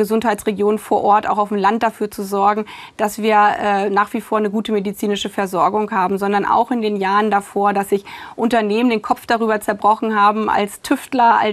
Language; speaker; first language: German; native; German